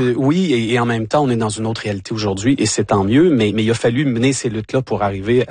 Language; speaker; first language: French; native; French